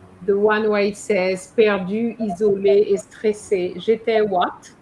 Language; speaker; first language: French; non-native, fluent; English